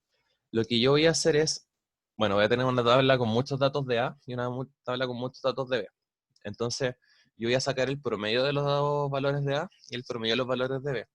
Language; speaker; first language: Spanish; native; Spanish